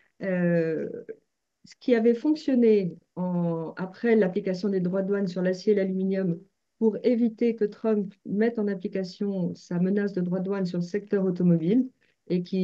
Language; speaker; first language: French; native; French